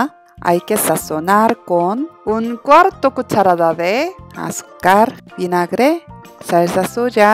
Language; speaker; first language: Spanish; non-native, learner; Korean